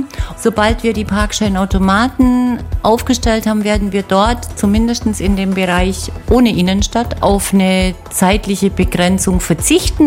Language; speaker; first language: German; native; German